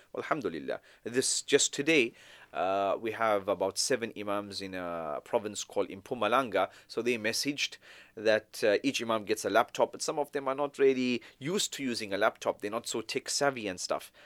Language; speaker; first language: English; native; English